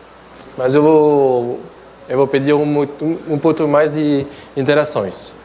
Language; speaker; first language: Portuguese; non-native, fluent; French